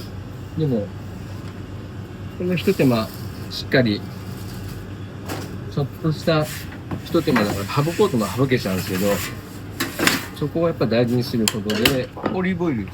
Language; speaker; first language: Japanese; native; Japanese